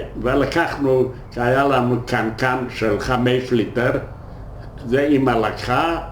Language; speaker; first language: Hebrew; non-native, fluent; Yiddish